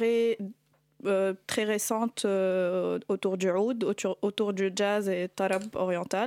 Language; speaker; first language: French; non-native, local second language; Arabic